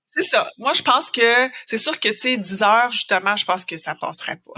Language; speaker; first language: French; native; French